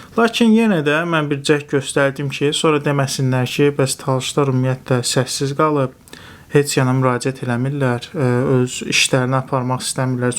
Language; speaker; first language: Azerbaijani; non-native, local second language; Talysh